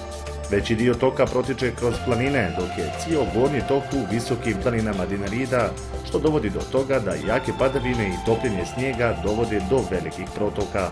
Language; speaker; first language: Bosnian; native; Bosnian